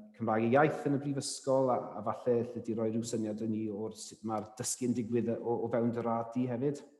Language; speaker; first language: Welsh; non-native, local second language; English